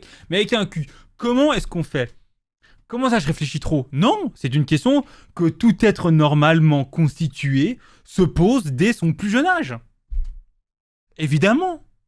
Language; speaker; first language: French; native; French